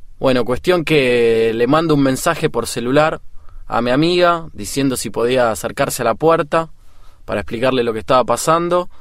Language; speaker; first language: Spanish; native; Spanish